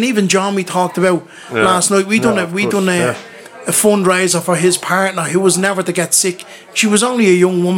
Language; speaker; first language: English; native; English